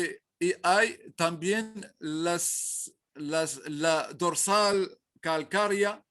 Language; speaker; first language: Spanish; non-native, learner; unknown